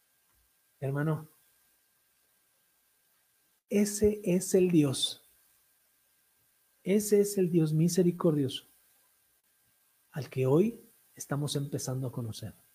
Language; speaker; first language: Spanish; native; Spanish